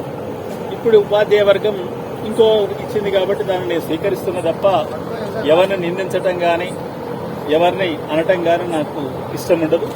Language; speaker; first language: Telugu; native; Telugu